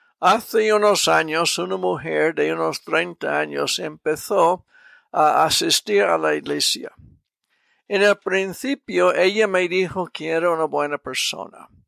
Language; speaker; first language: Spanish; non-native, fluent; English